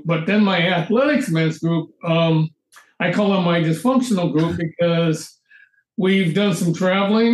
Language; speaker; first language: English; native; English